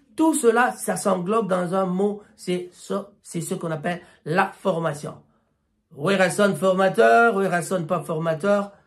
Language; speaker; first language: French; non-native, local second language; Lingala